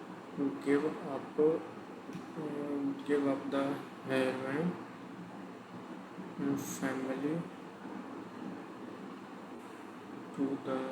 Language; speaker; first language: English; non-native, learner; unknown